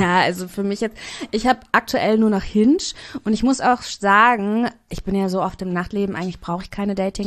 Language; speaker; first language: German; native; German